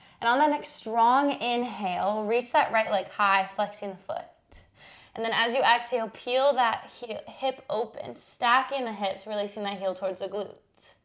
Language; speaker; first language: English; native; English